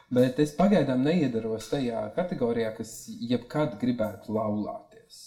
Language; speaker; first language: Latvian; native; Latvian